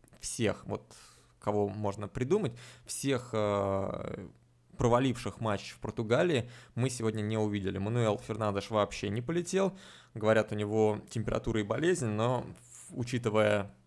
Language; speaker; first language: Russian; native; Russian